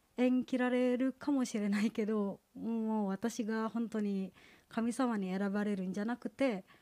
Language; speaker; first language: Japanese; non-native, fluent; Indonesian